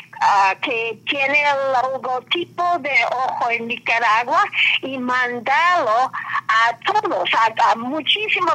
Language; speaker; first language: Spanish; non-native, fluent; English